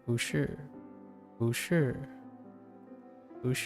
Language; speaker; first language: Chinese; non-native, learner; English